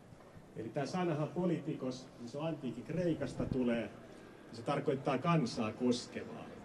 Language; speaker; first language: Finnish; native; Finnish